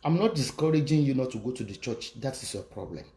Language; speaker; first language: English; non-native, local second language; Yoruba